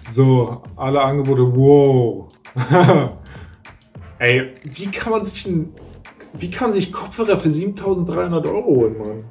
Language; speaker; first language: German; native; German